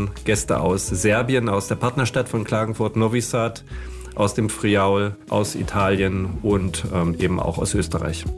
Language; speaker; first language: German; native; German